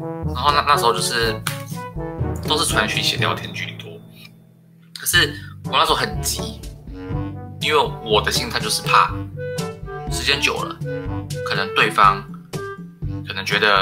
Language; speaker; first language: Chinese; native; Chinese